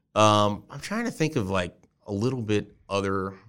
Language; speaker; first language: English; native; English